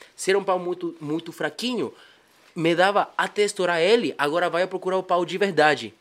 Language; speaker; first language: Portuguese; non-native, fluent; Spanish